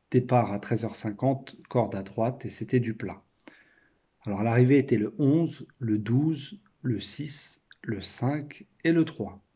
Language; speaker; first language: French; native; French